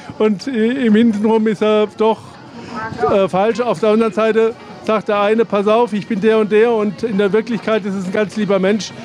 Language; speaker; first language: German; native; German